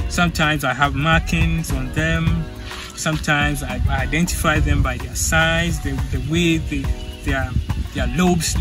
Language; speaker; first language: English; non-native, local second language; Akan